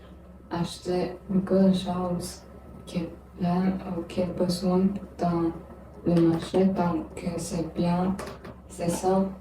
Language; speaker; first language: French; non-native, learner; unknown